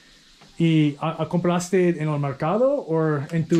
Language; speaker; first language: Spanish; non-native, learner; English